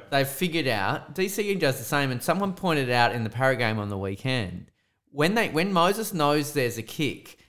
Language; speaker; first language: English; native; English